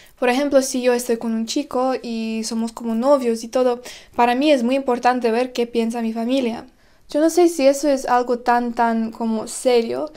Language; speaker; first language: Spanish; non-native, fluent; Russian